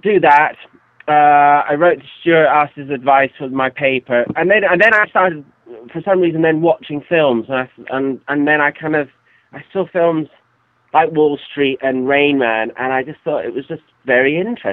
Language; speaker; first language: English; native; English